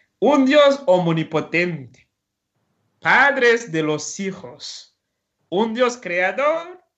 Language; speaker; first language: Spanish; non-native, fluent; Rundi